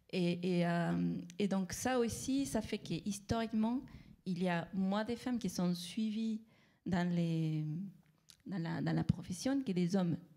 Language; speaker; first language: French; non-native, fluent; Spanish